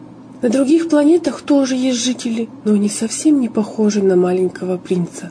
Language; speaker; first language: Russian; native; Russian